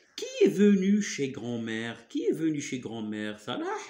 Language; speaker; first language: French; non-native, local second language; Arabic